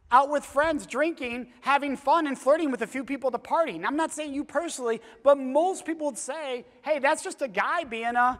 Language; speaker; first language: English; native; English